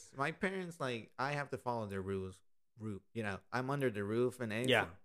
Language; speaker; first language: English; native; English